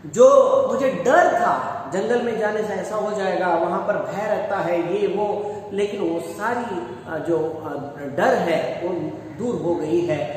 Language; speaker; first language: Hindi; non-native, local second language; Kannada